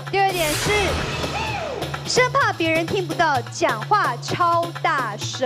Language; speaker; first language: Chinese; native; Chinese